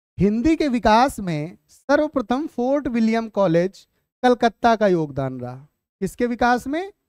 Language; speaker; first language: Hindi; native; Hindi